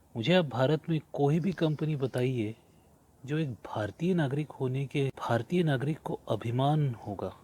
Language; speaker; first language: Hindi; non-native, local second language; Marathi